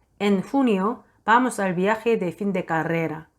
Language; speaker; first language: Spanish; non-native, fluent; Korean